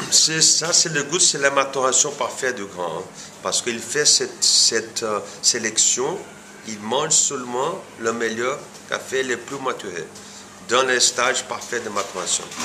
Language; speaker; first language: French; non-native, fluent; Portuguese